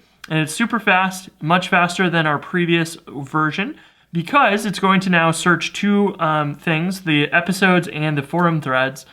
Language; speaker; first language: English; native; English